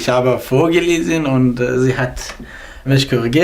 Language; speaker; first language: German; non-native, learner; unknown